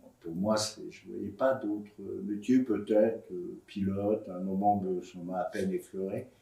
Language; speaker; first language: French; native; French